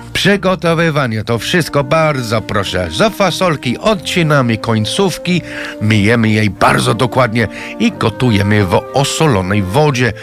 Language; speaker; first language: Polish; non-native, fluent; English